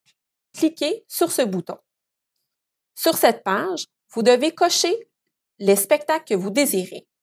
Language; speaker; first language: French; native; French